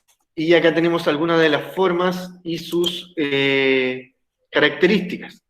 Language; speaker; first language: Spanish; native; Spanish